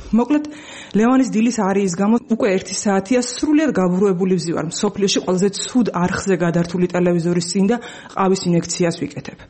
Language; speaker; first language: Georgian; native; Georgian